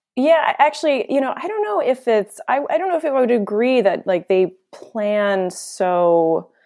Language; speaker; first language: English; native; English